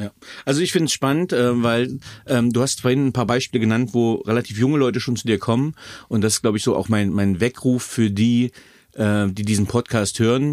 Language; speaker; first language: German; native; German